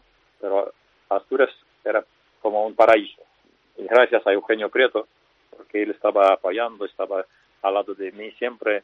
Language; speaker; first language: Spanish; non-native, fluent; Russian